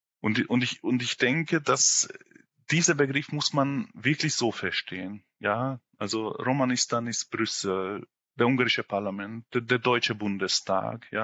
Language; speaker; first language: German; non-native, fluent; Hungarian